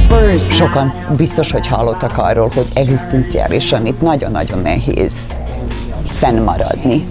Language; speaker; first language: Hungarian; non-native, fluent; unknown